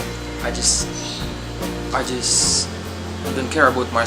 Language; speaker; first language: English; non-native, learner; Arabic